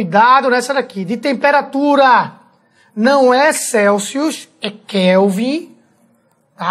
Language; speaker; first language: Portuguese; native; Portuguese